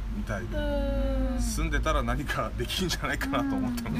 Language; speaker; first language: Japanese; native; Japanese